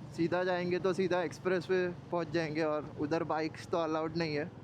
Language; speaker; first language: Hindi; non-native, local second language; Marathi